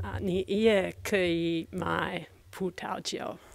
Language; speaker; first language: Chinese; non-native, learner; English